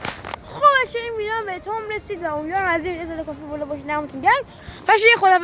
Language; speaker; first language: Persian; native; Persian